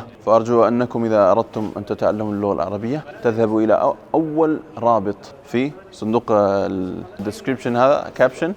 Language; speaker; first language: Arabic; non-native, fluent; English